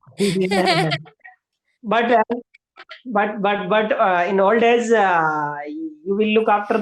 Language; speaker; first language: English; non-native, learner; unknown